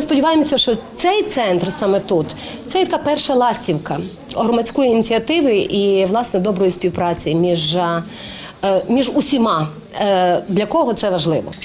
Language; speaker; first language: Ukrainian; native; Ukrainian